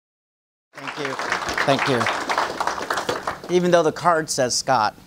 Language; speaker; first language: English; native; English